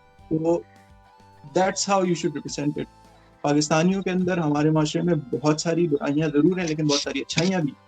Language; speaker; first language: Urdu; native; Urdu